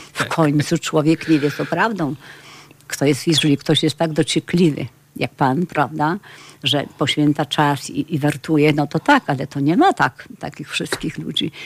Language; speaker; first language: Polish; native; Polish